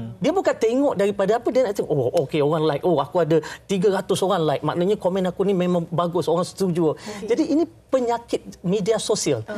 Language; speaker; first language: Malay; native; Malay